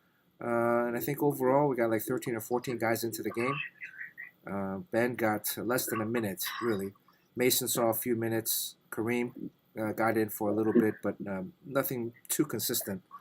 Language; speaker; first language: English; native; English